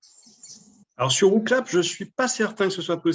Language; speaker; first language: French; native; French